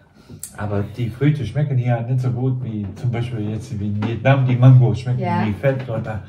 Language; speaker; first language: German; non-native, learner; Vietnamese